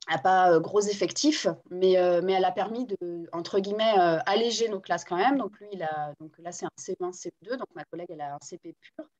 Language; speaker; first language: French; non-native, local second language; Guadeloupean Creole French